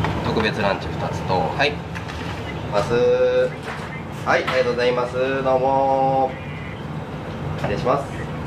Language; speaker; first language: Japanese; native; Japanese